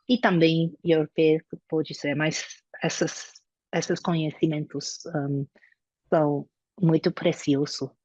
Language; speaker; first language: Portuguese; non-native, learner; English